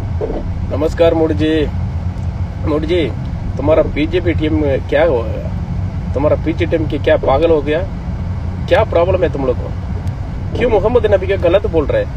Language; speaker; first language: Hindi; non-native, local second language; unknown